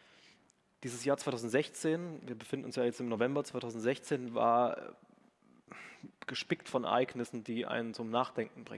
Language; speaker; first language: German; native; German